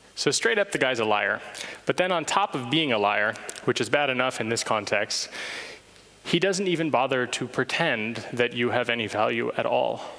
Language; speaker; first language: English; native; English